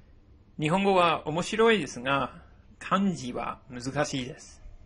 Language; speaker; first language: Japanese; non-native, fluent; English